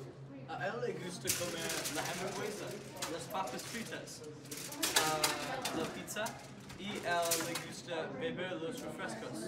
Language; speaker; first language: Spanish; non-native, learner; English